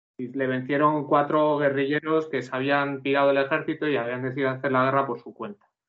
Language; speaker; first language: Spanish; native; Spanish